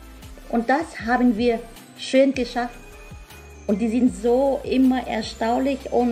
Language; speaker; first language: German; non-native, learner; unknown